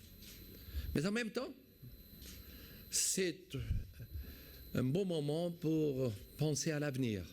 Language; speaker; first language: French; non-native, fluent; Portuguese